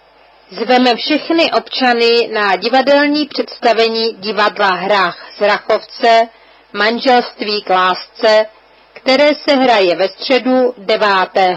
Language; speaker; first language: Czech; native; Czech